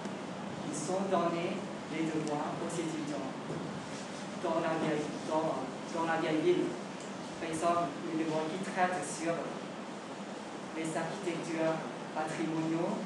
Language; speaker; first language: French; non-native, learner; Vietnamese